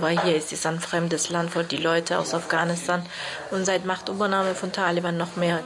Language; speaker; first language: German; non-native, learner; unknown